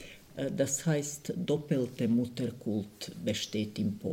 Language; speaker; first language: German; non-native, fluent; Croatian